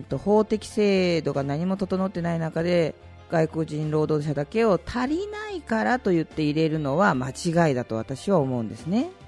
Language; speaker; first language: Japanese; native; Japanese